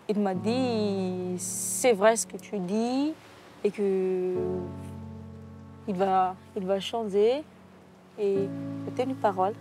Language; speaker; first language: French; non-native, local second language; Malagasy